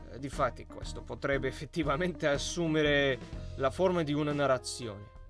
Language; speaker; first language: Italian; non-native, learner; Russian